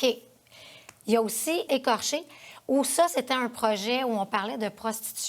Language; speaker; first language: French; native; French